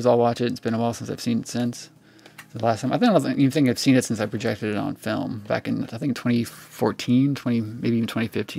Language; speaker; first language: English; native; English